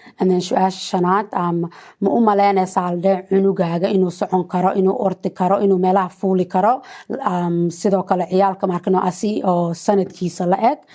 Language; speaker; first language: Somali; early bilingual, heritage; Somali